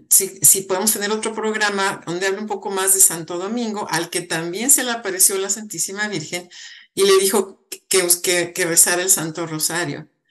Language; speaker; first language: Spanish; native; Spanish